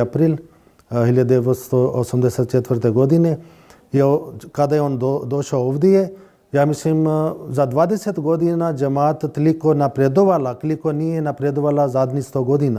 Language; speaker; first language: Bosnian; non-native, learner; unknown